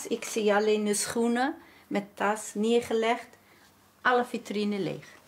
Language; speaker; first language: Dutch; non-native, learner; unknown